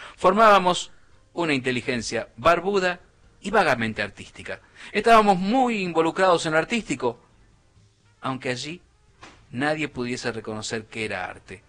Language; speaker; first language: Spanish; native; Spanish